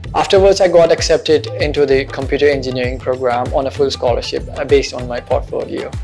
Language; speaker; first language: English; non-native, local second language; Urdu